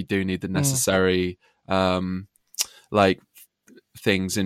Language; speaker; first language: English; native; English